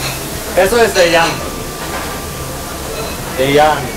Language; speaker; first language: Spanish; non-native, fluent; German